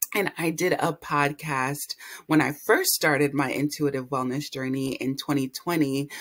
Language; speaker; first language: English; native; English